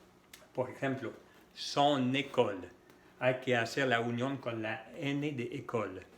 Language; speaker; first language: Spanish; non-native, fluent; French